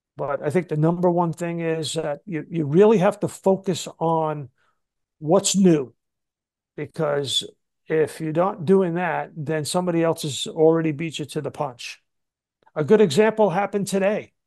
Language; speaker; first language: English; native; English